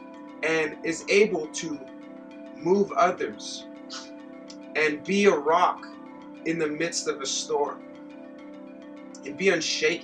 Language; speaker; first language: English; native; English